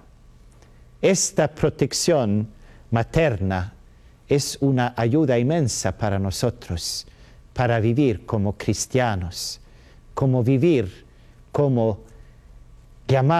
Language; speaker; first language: Spanish; non-native, learner; Swedish